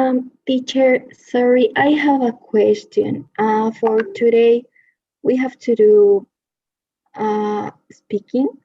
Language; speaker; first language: English; non-native, learner; Spanish